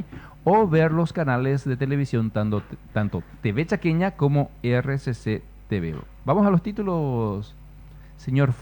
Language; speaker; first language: Spanish; native; Spanish